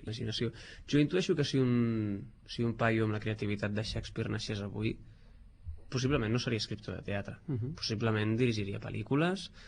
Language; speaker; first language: Catalan; native; Catalan